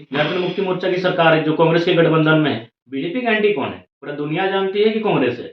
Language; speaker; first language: Hindi; non-native, local second language; Magahi